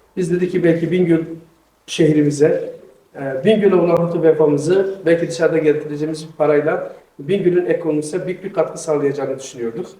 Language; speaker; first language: Turkish; native; Turkish